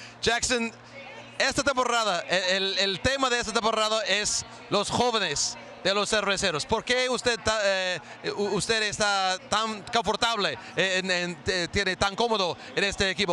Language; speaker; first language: Spanish; non-native, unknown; English